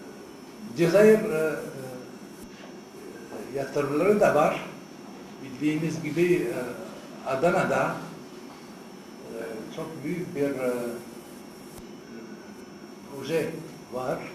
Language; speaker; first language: Turkish; non-native, fluent; Arabic